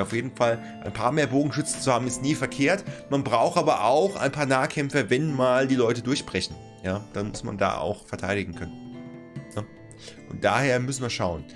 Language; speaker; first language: German; native; German